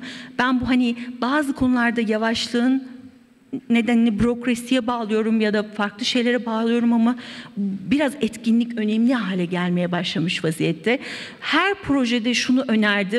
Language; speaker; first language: Turkish; native; Turkish